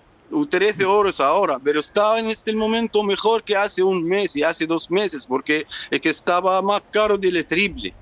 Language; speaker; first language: Spanish; non-native, learner; Arabic